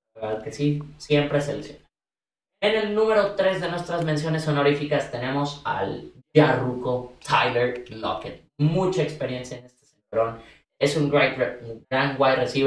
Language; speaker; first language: Spanish; native; Spanish